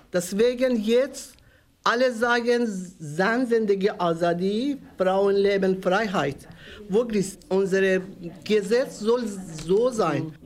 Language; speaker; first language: German; non-native, learner; Persian